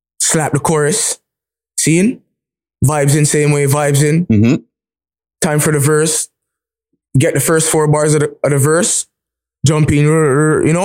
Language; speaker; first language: English; native; English